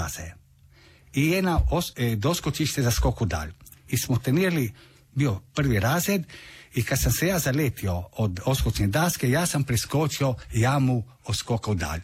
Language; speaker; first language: Croatian; native; Croatian